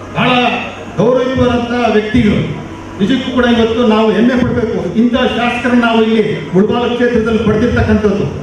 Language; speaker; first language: Kannada; native; Kannada